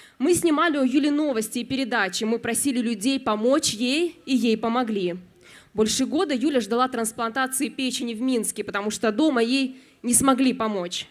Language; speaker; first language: Russian; native; Russian